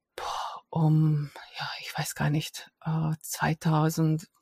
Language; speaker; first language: German; non-native, fluent; Hungarian